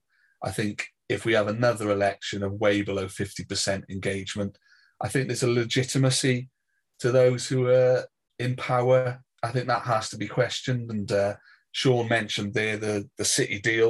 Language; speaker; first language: English; native; English